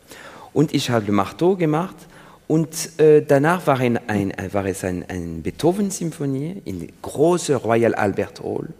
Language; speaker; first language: German; non-native, learner; French